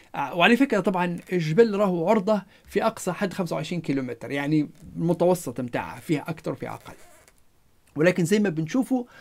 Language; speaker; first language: Arabic; non-native, local second language; Berber languages